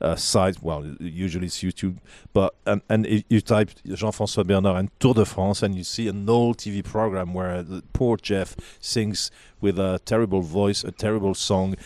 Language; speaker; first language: English; non-native, fluent; French